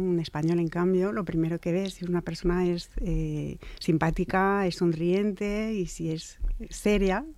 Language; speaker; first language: Spanish; non-native, fluent; French